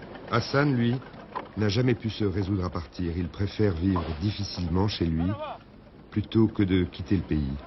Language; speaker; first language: French; native; French